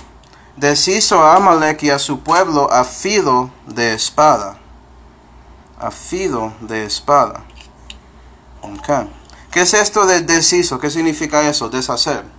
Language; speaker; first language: Spanish; non-native, fluent; English